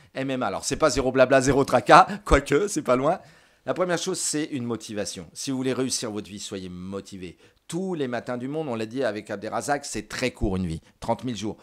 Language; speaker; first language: French; native; French